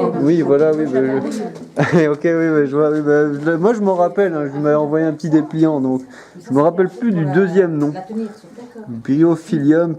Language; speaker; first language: French; native; French